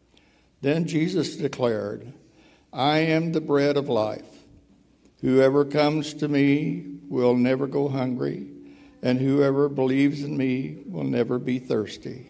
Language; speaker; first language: English; native; English